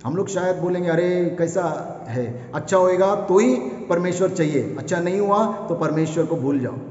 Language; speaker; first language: Hindi; non-native, local second language; Kannada